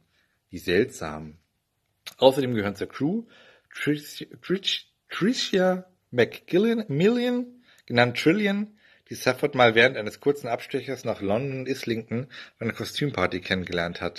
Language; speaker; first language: German; native; German